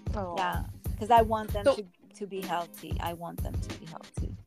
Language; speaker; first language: English; early bilingual, other home language; Armenian